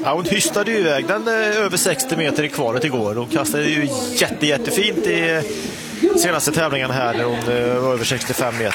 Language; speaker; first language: Swedish; native; Swedish